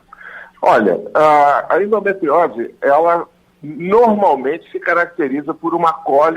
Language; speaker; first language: Portuguese; native; Portuguese